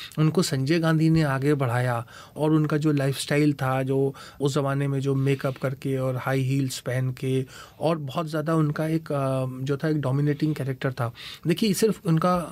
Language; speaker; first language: Hindi; native; Hindi